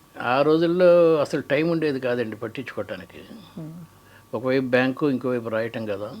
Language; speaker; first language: Telugu; native; Telugu